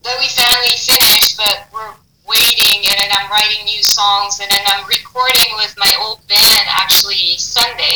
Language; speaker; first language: English; non-native, fluent; French